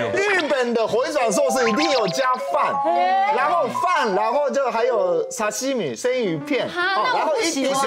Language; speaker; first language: Chinese; non-native, fluent; Japanese